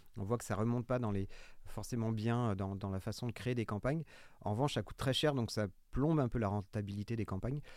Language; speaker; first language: French; native; French